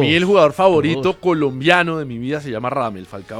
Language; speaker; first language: Spanish; native; Spanish